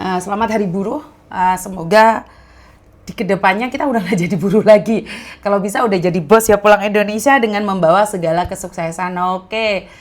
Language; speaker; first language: Indonesian; native; Indonesian